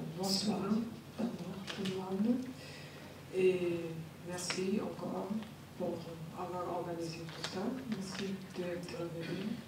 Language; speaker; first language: French; non-native, fluent; German